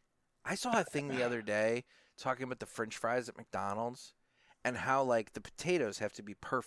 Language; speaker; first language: English; native; English